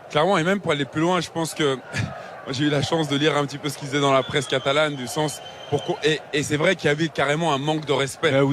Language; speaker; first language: French; native; French